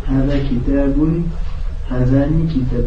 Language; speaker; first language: Arabic; non-native, learner; French